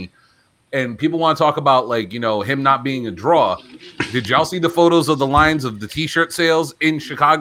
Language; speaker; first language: English; native; English